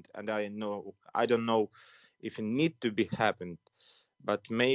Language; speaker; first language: English; non-native, fluent; Ukrainian